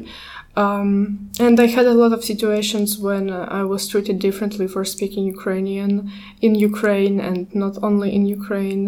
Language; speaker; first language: English; non-native, fluent; Ukrainian